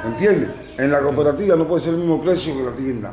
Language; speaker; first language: Spanish; native; Spanish